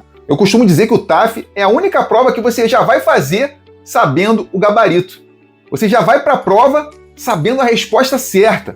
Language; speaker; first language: Portuguese; native; Portuguese